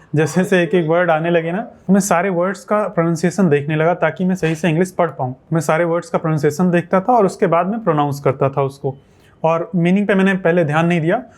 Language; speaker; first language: Hindi; native; Hindi